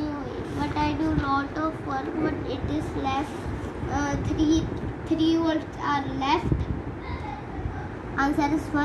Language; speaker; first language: English; non-native, learner; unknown